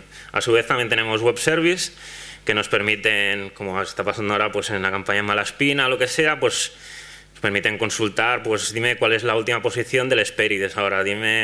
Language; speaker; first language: Spanish; non-native, local second language; Catalan